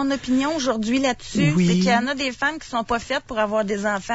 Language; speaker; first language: French; native; French